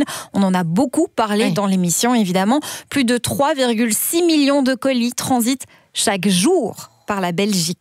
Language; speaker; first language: French; native; French